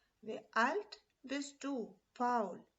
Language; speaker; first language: German; non-native, fluent; Ukrainian